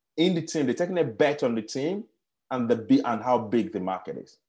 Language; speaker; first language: English; non-native, local second language; Yoruba